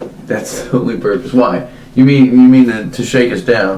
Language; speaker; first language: English; native; English